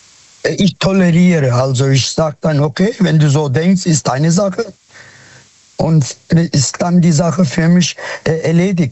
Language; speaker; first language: German; non-native, fluent; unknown